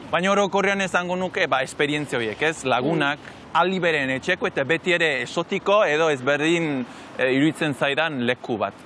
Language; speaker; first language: Basque; non-native, fluent; English